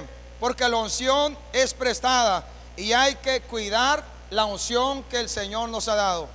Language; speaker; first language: Spanish; native; Spanish